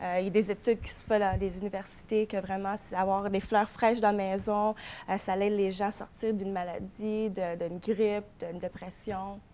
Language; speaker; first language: French; non-native, local second language; English